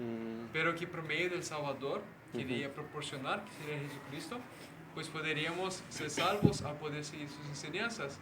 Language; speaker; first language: Spanish; native; Spanish